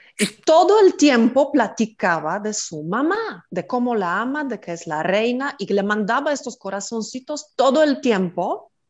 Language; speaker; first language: Spanish; non-native, fluent; Polish